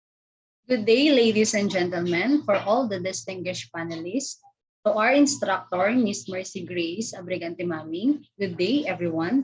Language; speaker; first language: English; non-native, local second language; Filipino